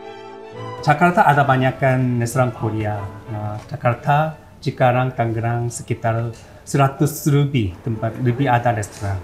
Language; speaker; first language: Indonesian; non-native, learner; Korean